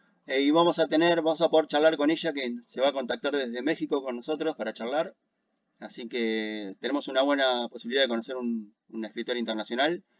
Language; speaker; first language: Spanish; native; Spanish